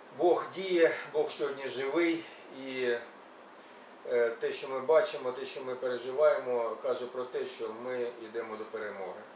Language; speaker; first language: Ukrainian; non-native, local second language; Russian